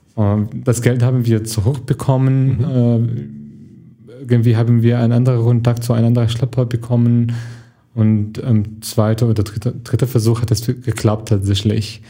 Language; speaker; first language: German; non-native, fluent; Arabic